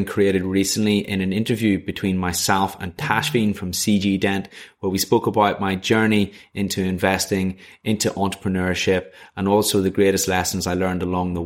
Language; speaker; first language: English; native; English